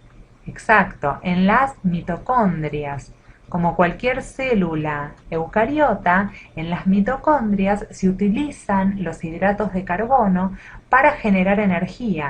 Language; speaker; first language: Spanish; native; Spanish